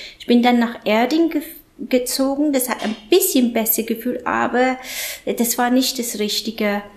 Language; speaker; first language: German; non-native, fluent; English